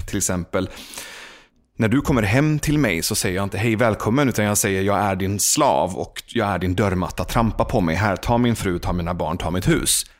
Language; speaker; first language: Swedish; early bilingual, other home language; Persian